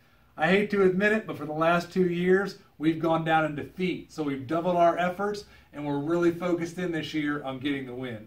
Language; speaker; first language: English; native; English